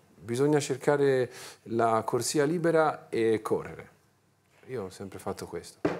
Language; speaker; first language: Italian; native; Italian